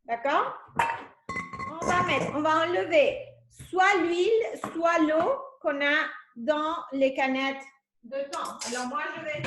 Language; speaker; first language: French; non-native, fluent; Spanish